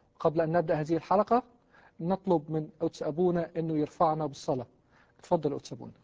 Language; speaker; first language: Arabic; native; Arabic